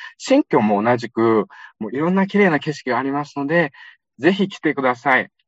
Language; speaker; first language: Japanese; non-native, fluent; Uyghur